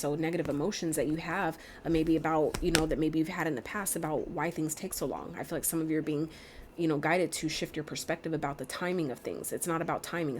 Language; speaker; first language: English; native; English